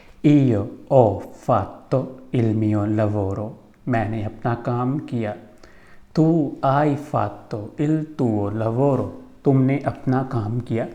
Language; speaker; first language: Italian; non-native, fluent; Urdu